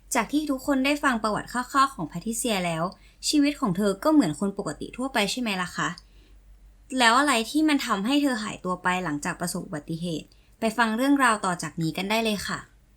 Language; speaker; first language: Thai; native; Thai